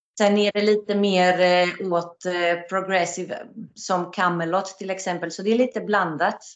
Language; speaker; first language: Swedish; non-native, fluent; Greek